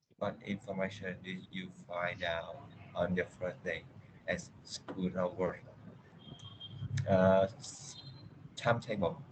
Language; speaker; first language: English; non-native, learner; Vietnamese